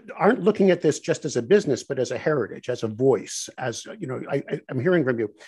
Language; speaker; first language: English; native; English